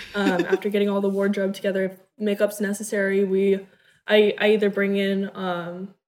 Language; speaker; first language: English; native; English